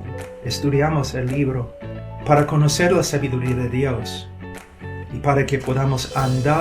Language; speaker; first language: Spanish; non-native, fluent; English